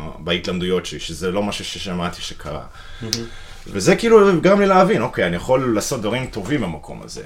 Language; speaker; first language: Hebrew; non-native, fluent; English